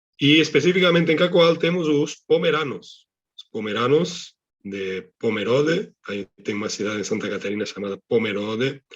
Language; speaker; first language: Portuguese; non-native, fluent; Catalan